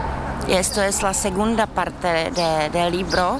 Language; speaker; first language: Spanish; non-native, learner; Czech